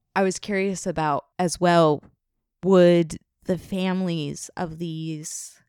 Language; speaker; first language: English; native; English